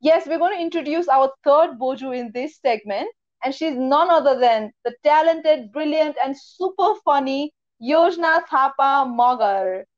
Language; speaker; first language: English; non-native, local second language; Nepali